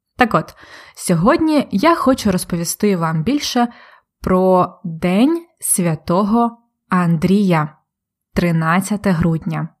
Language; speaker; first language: Ukrainian; native; Ukrainian